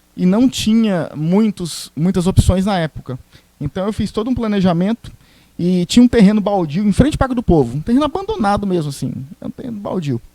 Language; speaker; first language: Portuguese; native; Portuguese